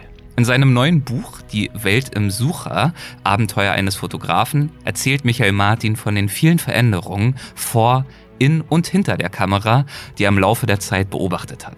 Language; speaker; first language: German; native; German